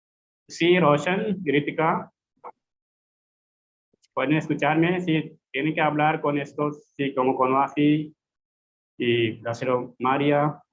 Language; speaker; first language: Spanish; non-native, fluent; Hindi